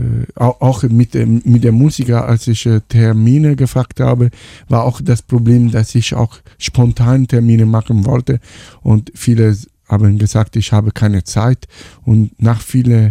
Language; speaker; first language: German; non-native, fluent; Italian